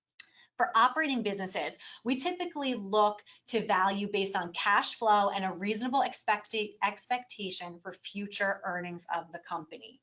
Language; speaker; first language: English; native; English